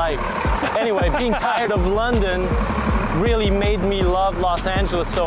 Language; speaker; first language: English; non-native, fluent; Swiss German